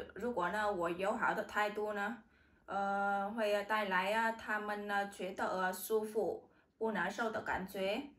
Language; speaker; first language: Chinese; non-native, learner; Vietnamese